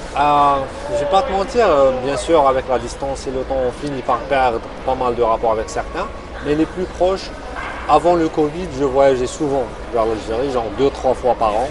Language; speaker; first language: French; non-native, local second language; Arabic